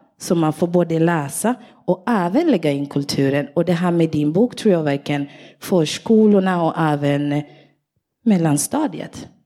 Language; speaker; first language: Swedish; early bilingual, other home language; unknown